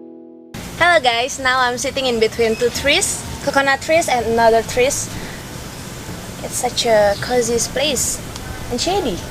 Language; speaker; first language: English; non-native, local second language; Indonesian